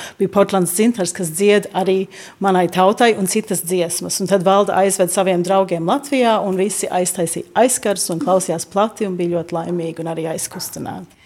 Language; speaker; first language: Latvian; early bilingual, heritage; Latvian